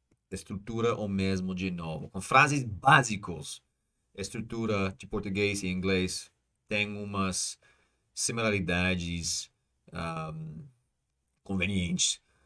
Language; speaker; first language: Portuguese; non-native, fluent; English